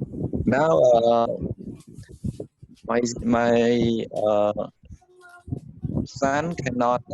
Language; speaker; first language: English; non-native, learner; Khmer